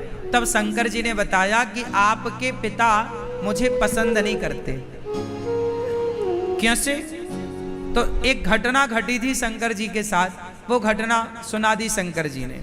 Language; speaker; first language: Hindi; native; Hindi